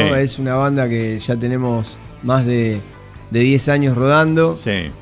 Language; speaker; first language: Spanish; native; Spanish